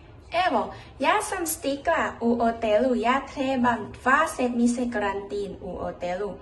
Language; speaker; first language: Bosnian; early bilingual, heritage; Bosnian